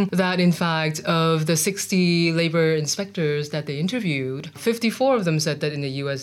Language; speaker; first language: English; non-native, local second language; Cantonese